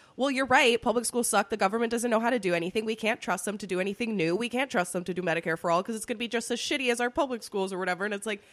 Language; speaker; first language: English; early bilingual, other home language; Spanish